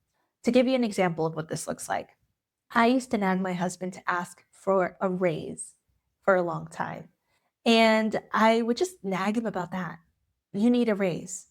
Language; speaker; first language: English; native; English